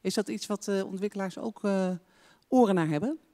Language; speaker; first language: Dutch; native; Dutch